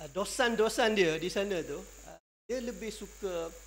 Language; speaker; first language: English; non-native, local second language; Malay